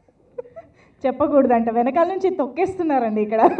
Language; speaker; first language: Telugu; native; Telugu